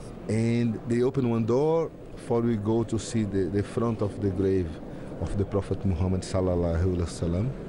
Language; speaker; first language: English; non-native, learner; Portuguese